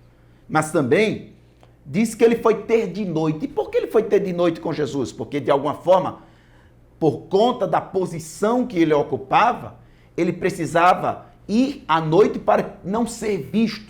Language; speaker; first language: Portuguese; native; Portuguese